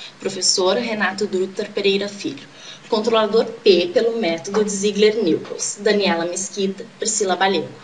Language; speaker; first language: Portuguese; native; Portuguese